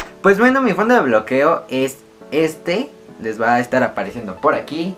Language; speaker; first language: Spanish; native; Spanish